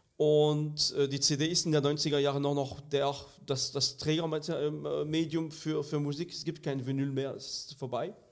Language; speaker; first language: German; non-native, fluent; French